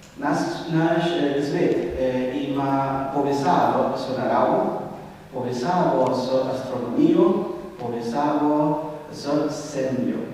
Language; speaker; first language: Slovenian; non-native, fluent; Spanish